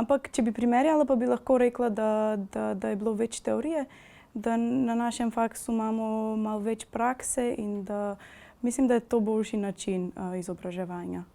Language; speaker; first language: Slovenian; non-native, fluent; Macedonian